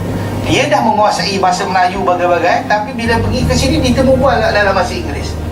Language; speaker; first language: Malay; native; Malay